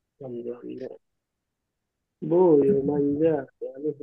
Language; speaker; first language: Italian; non-native, learner; Bangla